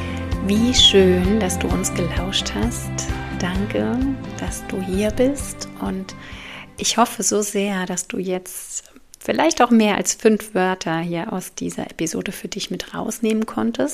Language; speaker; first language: German; native; German